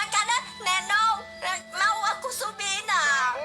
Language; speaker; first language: Indonesian; non-native, learner; Vietnamese